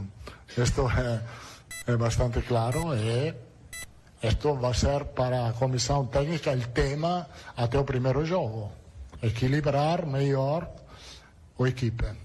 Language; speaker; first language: Portuguese; non-native, learner; Italian